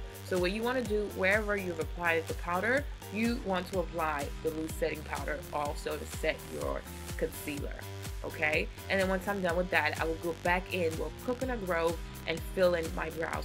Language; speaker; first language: English; native; English